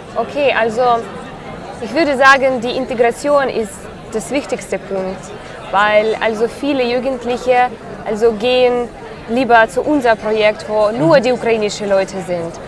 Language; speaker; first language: German; non-native, learner; Ukrainian